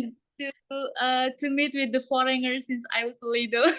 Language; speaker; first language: English; non-native, learner; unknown